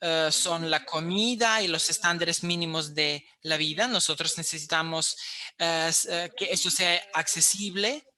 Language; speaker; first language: Spanish; non-native, fluent; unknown